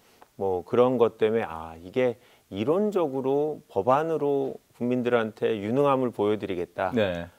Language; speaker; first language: Korean; native; Korean